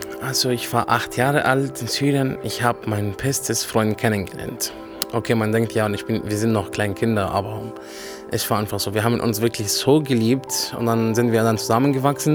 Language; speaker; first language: German; non-native, fluent; Arabic